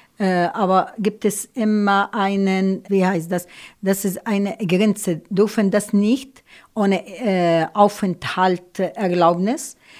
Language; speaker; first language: German; non-native, learner; Arabic